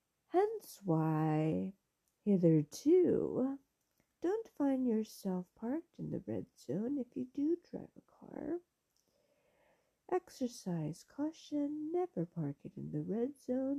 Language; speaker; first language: English; early bilingual, other home language; Spanish